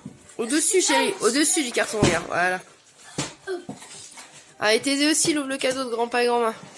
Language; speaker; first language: French; native; French